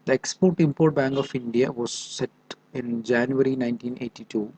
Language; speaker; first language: English; non-native, local second language; Malayalam